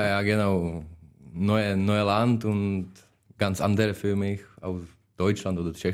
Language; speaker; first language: German; non-native, learner; Czech